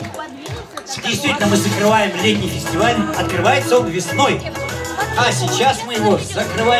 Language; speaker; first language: Russian; native; Russian